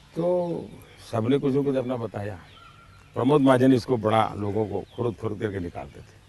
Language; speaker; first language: Hindi; non-native, local second language; Gujarati